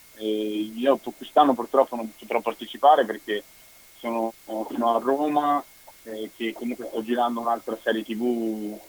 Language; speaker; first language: Italian; native; Italian